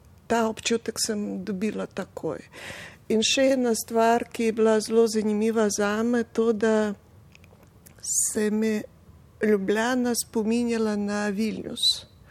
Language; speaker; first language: Slovenian; non-native, fluent; Russian